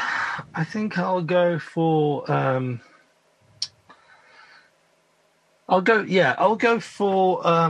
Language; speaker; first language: English; native; English